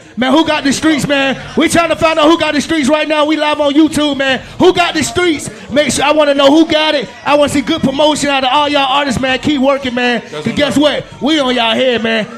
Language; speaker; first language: English; native; English